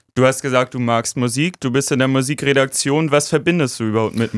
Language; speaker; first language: German; native; German